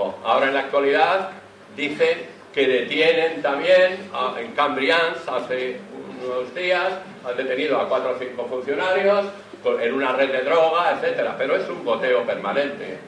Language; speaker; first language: Spanish; native; Spanish